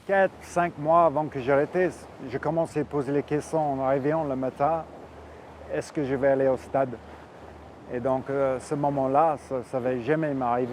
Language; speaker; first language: French; non-native, fluent; English